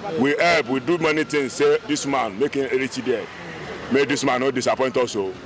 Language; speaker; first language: Nigerian Pidgin; non-native, local second language; Yoruba